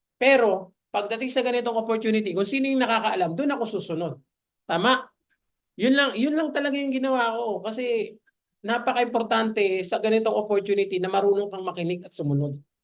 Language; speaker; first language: Filipino; native; Filipino